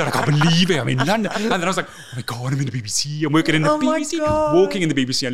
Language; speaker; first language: English; native; English